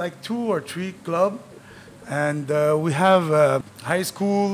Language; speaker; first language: English; non-native, fluent; Arabic